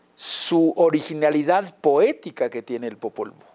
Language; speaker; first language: Spanish; non-native, local second language; Yucateco